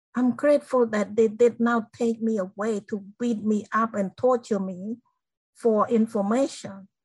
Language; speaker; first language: English; non-native, fluent; Khmer